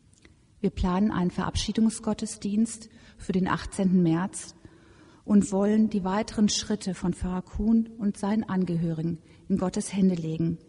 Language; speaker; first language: German; native; German